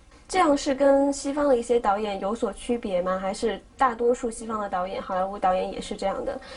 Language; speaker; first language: Chinese; native; Chinese